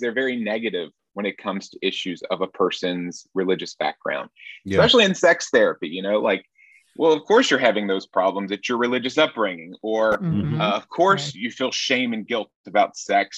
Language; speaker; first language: English; native; English